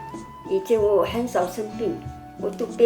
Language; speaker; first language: Chinese; non-native, local second language; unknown